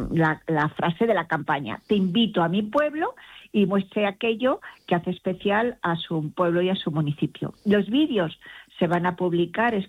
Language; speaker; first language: Spanish; native; Spanish